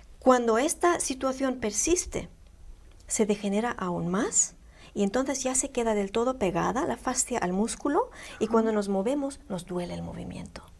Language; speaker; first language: Spanish; non-native, fluent; Greek